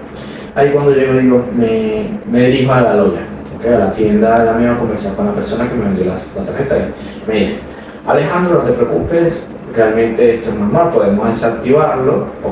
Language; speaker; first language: Spanish; native; Spanish